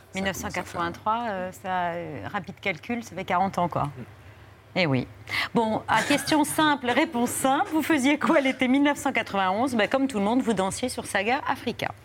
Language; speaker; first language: French; native; French